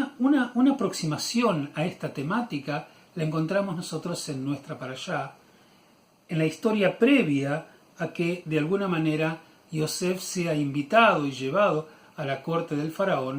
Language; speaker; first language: Spanish; native; Spanish